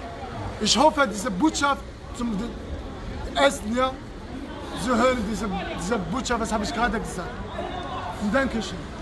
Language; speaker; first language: German; non-native, learner; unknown